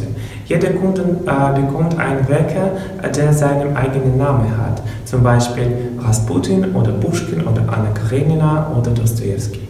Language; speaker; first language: German; non-native, learner; Russian